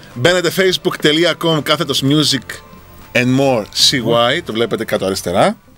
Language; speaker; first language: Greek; native; Greek